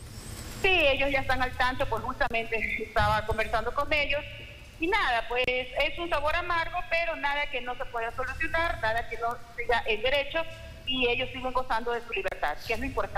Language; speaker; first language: Spanish; native; Spanish